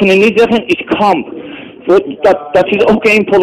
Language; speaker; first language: Dutch; non-native, learner; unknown